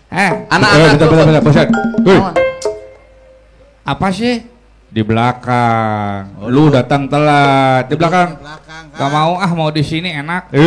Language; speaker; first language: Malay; non-native, local second language; Sundanese